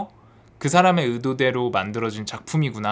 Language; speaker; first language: Korean; native; Korean